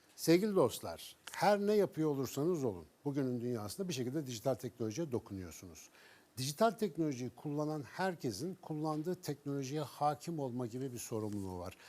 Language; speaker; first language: Turkish; native; Turkish